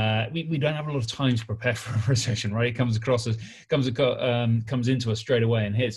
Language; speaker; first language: English; native; English